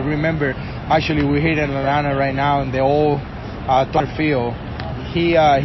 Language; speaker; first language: English; non-native, fluent; Spanish